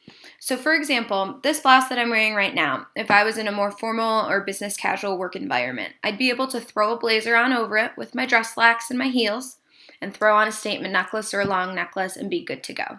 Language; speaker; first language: English; native; English